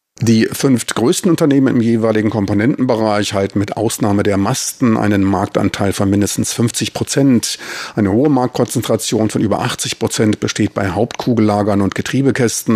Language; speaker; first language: German; native; German